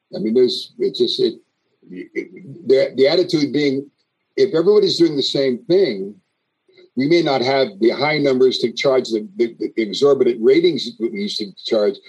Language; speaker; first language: English; native; English